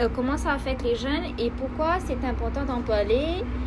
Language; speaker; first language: French; non-native, local second language; Morisyen